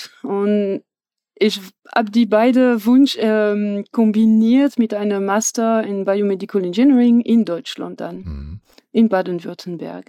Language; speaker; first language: German; non-native, fluent; French